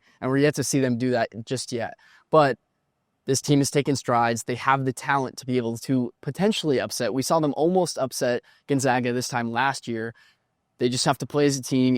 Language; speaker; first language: English; native; English